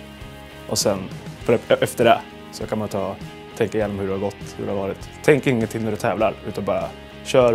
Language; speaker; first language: Swedish; native; Swedish